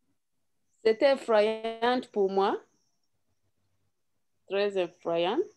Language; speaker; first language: French; non-native, learner; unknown